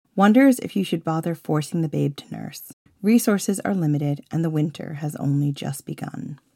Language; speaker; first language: English; native; English